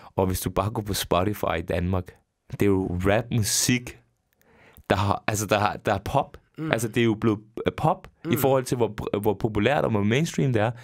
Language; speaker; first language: Danish; early bilingual, other home language; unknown